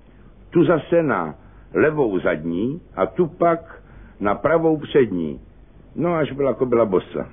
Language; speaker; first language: Czech; native; Czech